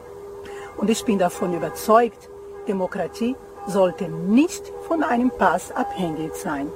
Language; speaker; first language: German; non-native, fluent; Portuguese